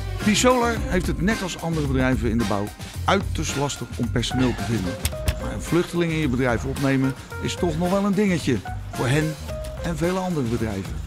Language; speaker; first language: Dutch; native; Dutch